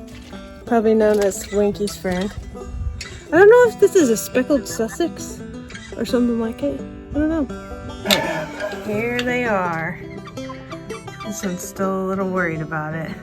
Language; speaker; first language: English; native; English